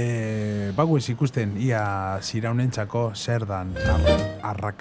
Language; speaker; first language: Basque; native; Basque